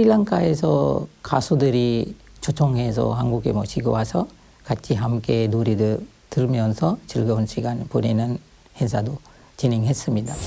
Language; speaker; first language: Korean; non-native, fluent; Sinhala